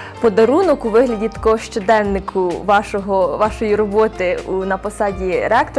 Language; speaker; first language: Ukrainian; native; Ukrainian